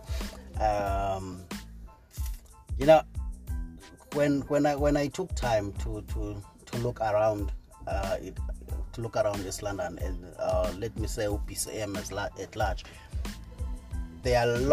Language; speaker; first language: English; non-native, local second language; Xhosa